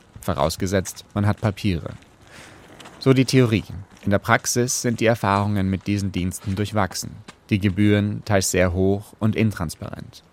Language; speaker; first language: German; native; German